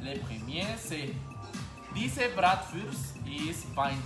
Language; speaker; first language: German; non-native, learner; French